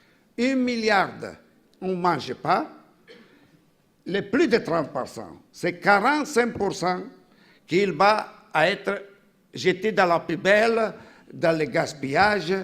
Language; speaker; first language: French; non-native, fluent; Italian